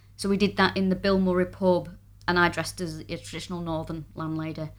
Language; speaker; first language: English; native; English